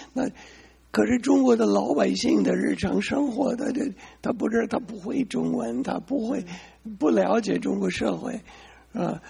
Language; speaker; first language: Chinese; non-native, fluent; English